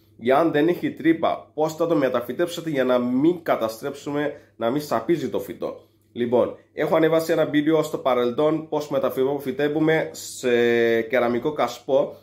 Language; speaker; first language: Greek; non-native, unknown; Bangla